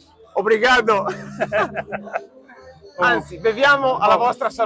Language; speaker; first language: Italian; native; Italian